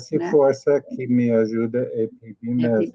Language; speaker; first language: Portuguese; non-native, learner; English